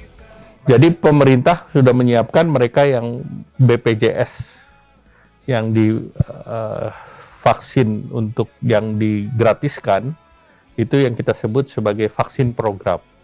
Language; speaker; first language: Indonesian; native; Indonesian